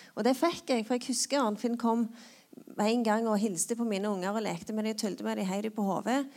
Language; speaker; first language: Norwegian; native; Norwegian